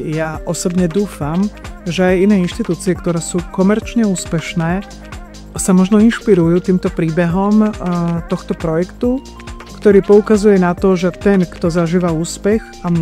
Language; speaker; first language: Slovak; native; Slovak